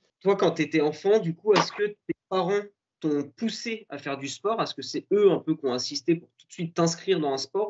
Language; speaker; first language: French; native; French